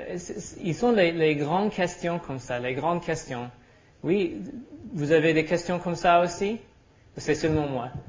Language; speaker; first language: French; non-native, learner; English